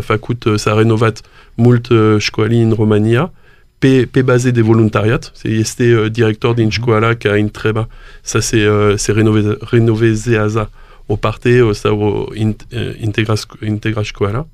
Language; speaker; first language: Romanian; non-native, learner; French